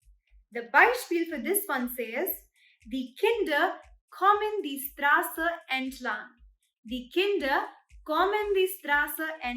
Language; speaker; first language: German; non-native, learner; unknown